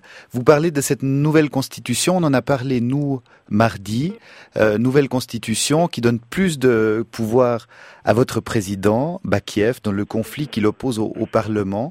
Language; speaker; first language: French; native; French